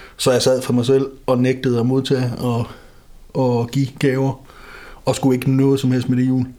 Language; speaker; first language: Danish; native; Danish